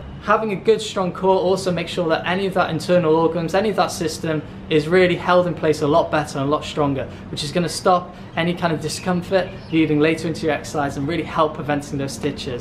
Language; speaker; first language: English; native; English